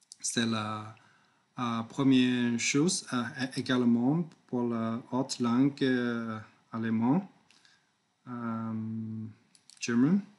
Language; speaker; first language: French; non-native, learner; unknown